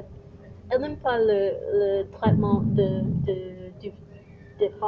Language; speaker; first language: French; non-native, learner; English